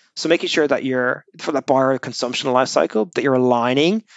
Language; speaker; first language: English; native; English